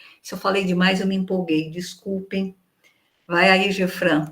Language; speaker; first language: Portuguese; native; Portuguese